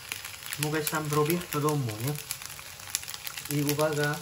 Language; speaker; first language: Polish; non-native, learner; Vietnamese